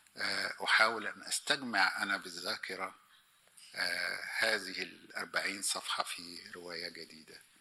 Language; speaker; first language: Arabic; native; Arabic